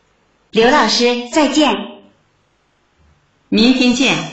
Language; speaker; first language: Chinese; non-native, learner; Thai